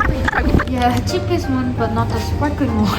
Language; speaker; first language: English; non-native, learner; Korean